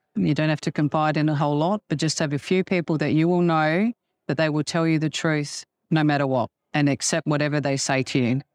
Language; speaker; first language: English; native; English